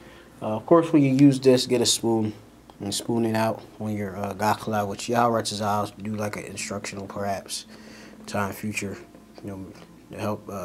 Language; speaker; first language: English; native; English